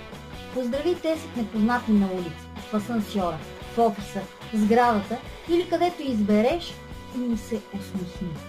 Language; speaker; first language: Bulgarian; native; Bulgarian